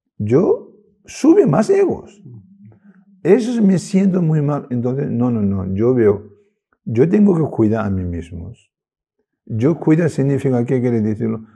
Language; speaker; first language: Spanish; non-native, learner; Tibetan